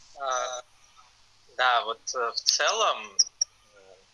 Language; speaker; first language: Russian; non-native, fluent; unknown